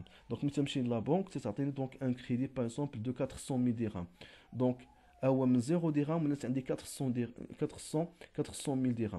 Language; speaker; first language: French; non-native, local second language; Arabic